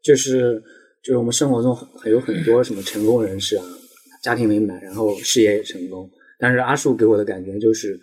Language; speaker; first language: Chinese; native; Chinese